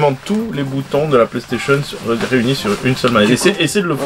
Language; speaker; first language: French; native; French